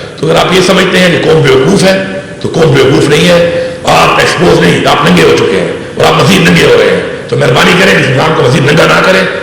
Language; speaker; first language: Urdu; non-native, local second language; Pashto